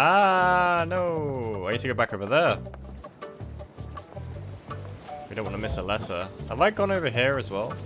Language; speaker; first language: English; native; English